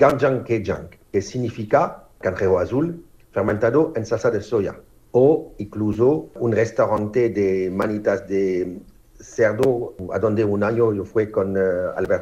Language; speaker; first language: Spanish; non-native, fluent; French